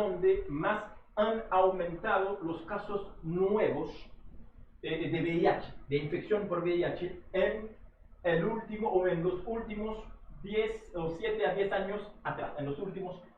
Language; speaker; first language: Spanish; non-native, fluent; Haitian Creole